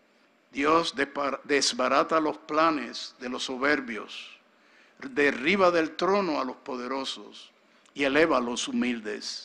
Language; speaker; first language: Spanish; native; Spanish